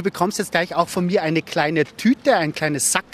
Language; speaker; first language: German; native; German